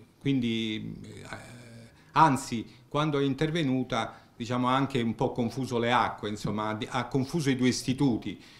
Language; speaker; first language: Italian; native; Italian